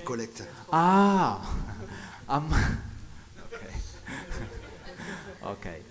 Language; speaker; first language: German; non-native, fluent; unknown